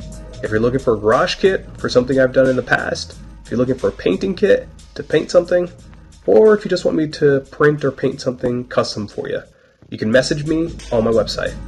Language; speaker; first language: English; native; English